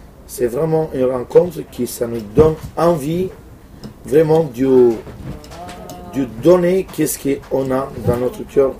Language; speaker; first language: French; non-native, fluent; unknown